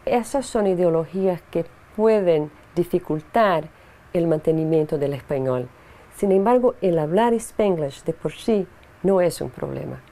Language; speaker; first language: Spanish; non-native, fluent; Portuguese